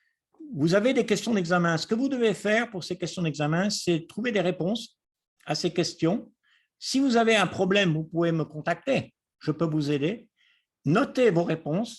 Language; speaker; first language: French; native; French